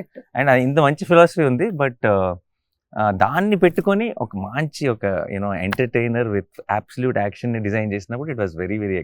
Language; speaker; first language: Telugu; native; Telugu